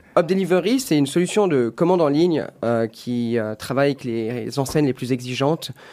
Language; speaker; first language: French; native; French